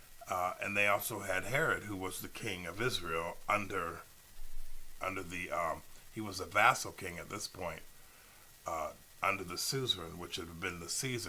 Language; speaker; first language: English; native; English